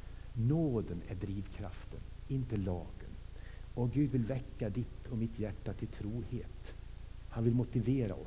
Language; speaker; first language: Swedish; native; Swedish